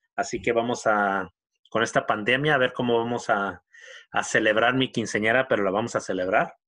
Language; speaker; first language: Spanish; early bilingual, heritage; Spanish